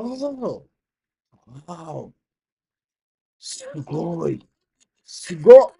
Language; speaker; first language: Japanese; non-native, learner; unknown